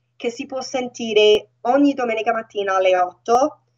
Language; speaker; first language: Italian; native; Italian